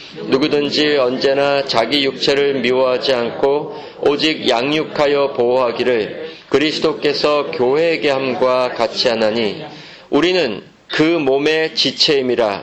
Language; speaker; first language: Korean; native; Korean